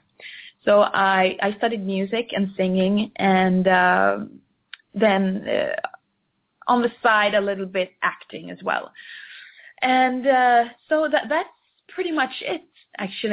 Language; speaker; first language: English; non-native, fluent; Swedish